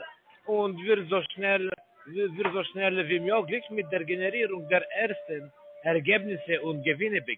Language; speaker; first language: German; non-native, learner; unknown